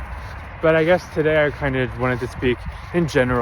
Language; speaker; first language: English; native; English